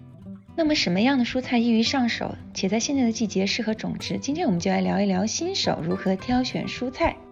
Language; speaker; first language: Chinese; native; Chinese